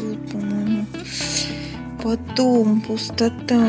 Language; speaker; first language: Russian; native; Russian